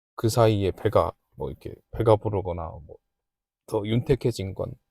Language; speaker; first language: Korean; native; Korean